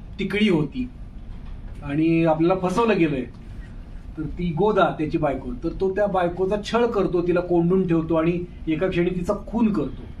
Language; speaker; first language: Marathi; native; Marathi